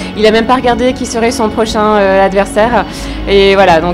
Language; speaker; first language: French; native; French